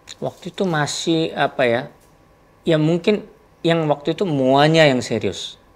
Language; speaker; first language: Indonesian; non-native, fluent; Korean